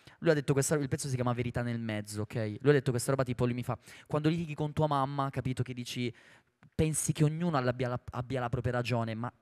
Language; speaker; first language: Italian; native; Italian